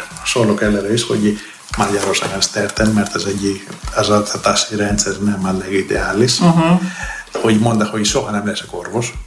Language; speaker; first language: Hungarian; non-native, fluent; Greek